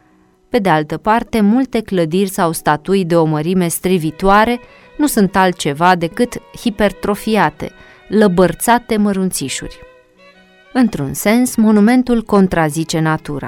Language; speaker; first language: Romanian; native; Romanian